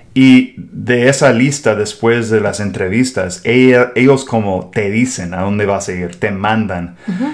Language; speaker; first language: Spanish; non-native, fluent; English